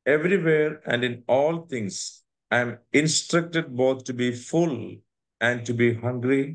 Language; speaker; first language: English; non-native, local second language; Malayalam